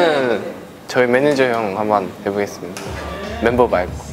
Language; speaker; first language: Korean; non-native, learner; Chinese